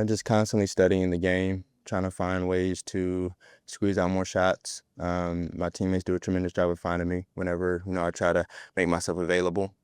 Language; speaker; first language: English; native; English